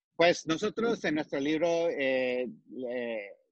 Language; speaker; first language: Spanish; early bilingual, heritage; Spanish